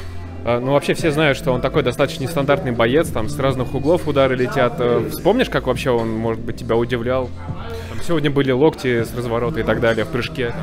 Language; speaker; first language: Russian; native; Russian